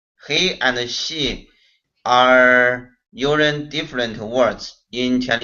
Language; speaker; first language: English; non-native, learner; Chinese